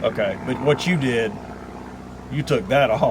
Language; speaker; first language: English; native; English